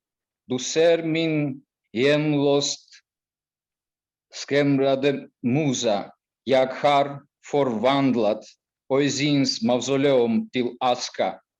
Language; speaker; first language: Swedish; non-native, fluent; Georgian